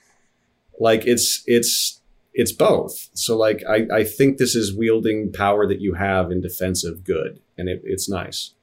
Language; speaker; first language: English; native; English